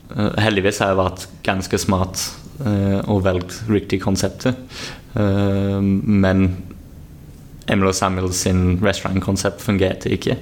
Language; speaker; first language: Norwegian; non-native, fluent; English